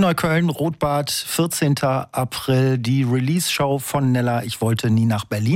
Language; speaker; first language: German; native; German